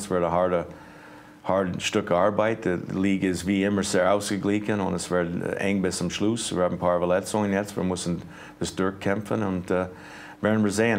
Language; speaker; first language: German; non-native, fluent; English